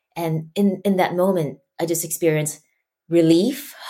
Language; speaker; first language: English; non-native, local second language; Chinese